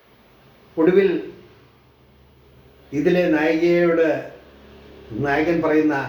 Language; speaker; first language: Malayalam; native; Malayalam